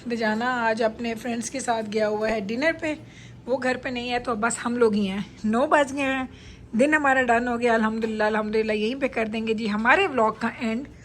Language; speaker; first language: Urdu; non-native, local second language; Punjabi